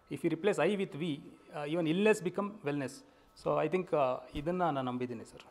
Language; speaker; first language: English; non-native, local second language; Kannada